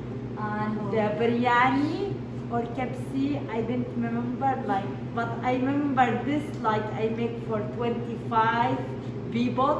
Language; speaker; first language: English; non-native, learner; Arabic